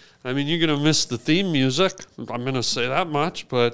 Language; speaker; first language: English; native; English